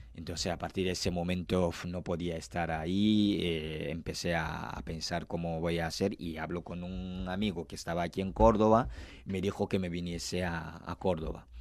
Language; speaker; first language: Spanish; non-native, fluent; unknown